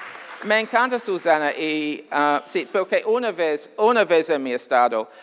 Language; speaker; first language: Spanish; non-native, fluent; English